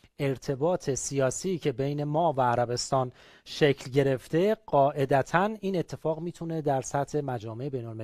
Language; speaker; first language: Persian; native; Persian